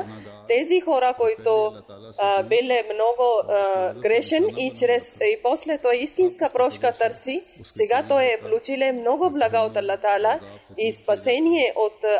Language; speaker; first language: Bulgarian; non-native, local second language; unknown